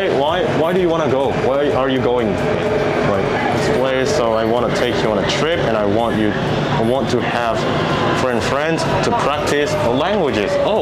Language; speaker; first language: English; non-native, fluent; Indonesian